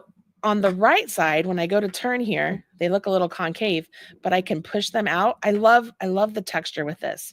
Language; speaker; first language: English; native; English